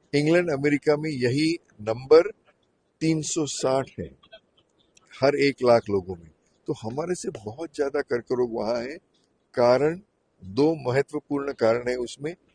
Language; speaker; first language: Hindi; non-native, local second language; Marathi